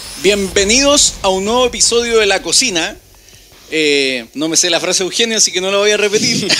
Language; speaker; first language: Spanish; native; Spanish